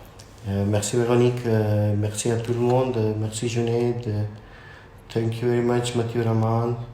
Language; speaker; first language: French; non-native, fluent; Urdu